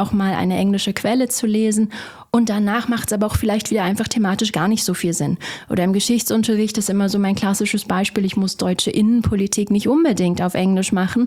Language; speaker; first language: German; native; German